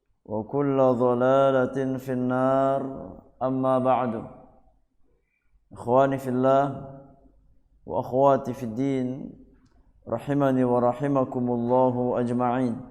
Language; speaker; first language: Arabic; non-native, fluent; Indonesian